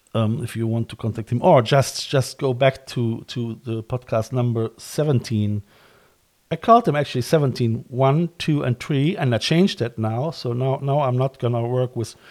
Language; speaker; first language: English; non-native, fluent; German